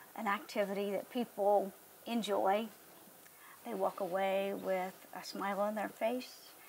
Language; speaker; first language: English; native; English